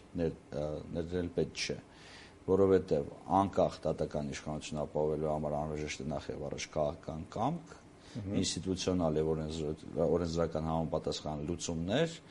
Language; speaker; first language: Armenian; native; Armenian